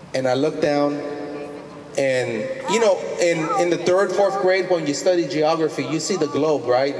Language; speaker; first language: English; early bilingual, other home language; Spanish